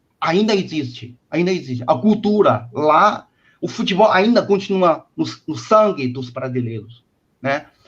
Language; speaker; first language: Portuguese; non-native, fluent; Chinese